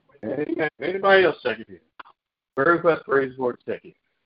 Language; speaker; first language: English; native; English